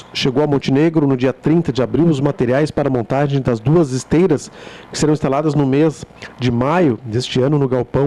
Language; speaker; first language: Portuguese; native; Portuguese